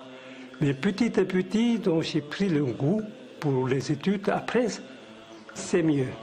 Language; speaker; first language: French; non-native, fluent; Tibetan